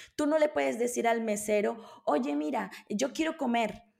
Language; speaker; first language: Spanish; native; Spanish